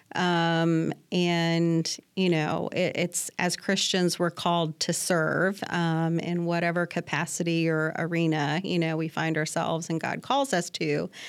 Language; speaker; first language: English; native; English